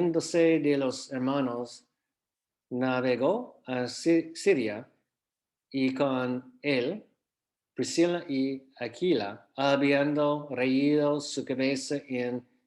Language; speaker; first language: Spanish; non-native, fluent; English